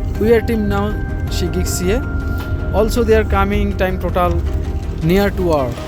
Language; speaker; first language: English; non-native, learner; Bangla